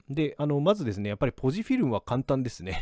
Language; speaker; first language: Japanese; native; Japanese